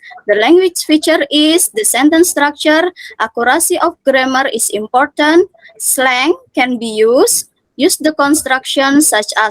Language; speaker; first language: English; non-native, fluent; Indonesian